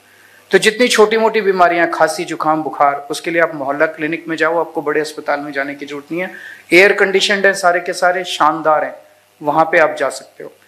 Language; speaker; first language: Hindi; native; Hindi